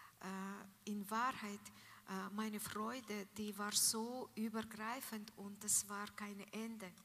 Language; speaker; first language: German; non-native, learner; Russian